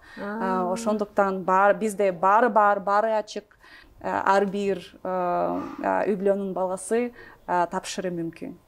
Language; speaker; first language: Kyrgyz; non-native, learner; English